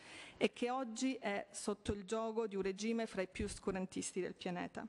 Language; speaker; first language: Italian; native; Italian